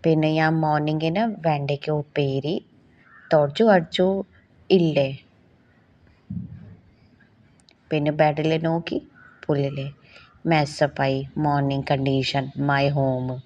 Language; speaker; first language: Malayalam; non-native, learner; Hindi